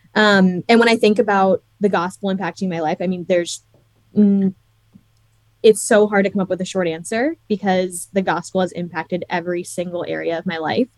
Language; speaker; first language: English; native; English